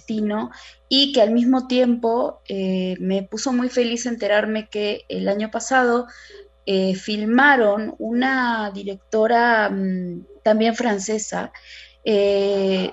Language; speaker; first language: Spanish; native; Spanish